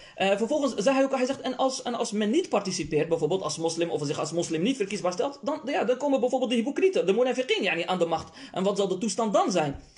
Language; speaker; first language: Dutch; early bilingual, other home language; Arabic